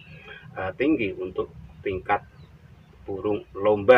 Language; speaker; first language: Indonesian; native; Indonesian